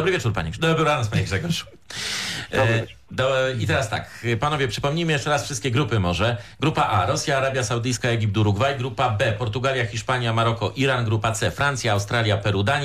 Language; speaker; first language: Polish; native; Polish